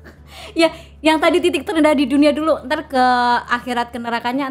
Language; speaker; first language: Indonesian; native; Indonesian